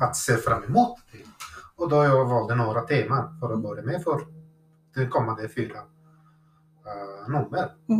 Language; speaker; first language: Swedish; non-native, fluent; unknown